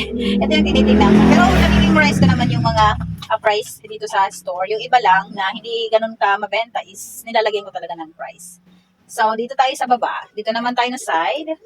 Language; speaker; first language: Filipino; non-native, local second language; Waray